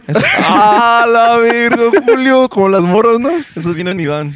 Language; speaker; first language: Spanish; early bilingual, heritage; Spanish